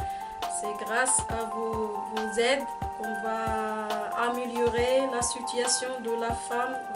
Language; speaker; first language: French; non-native, local second language; Arabic